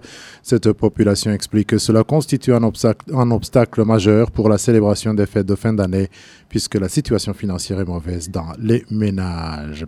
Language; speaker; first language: French; non-native, local second language; Rundi